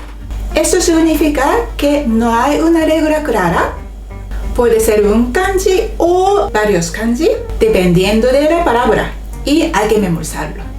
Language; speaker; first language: Spanish; non-native, fluent; Japanese